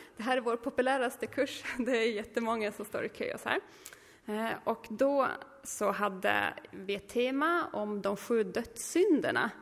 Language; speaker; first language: Swedish; native; Swedish